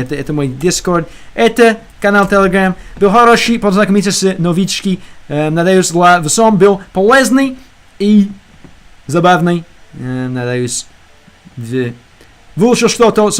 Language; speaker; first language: Russian; non-native, learner; English